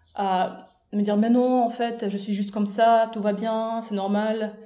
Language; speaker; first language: French; non-native, fluent; Russian